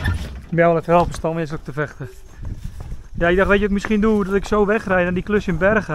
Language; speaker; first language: Dutch; native; Dutch